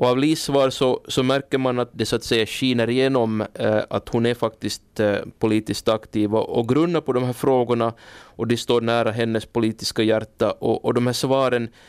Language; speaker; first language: Swedish; native; Swedish